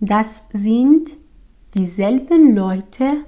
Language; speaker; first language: German; non-native, fluent; Persian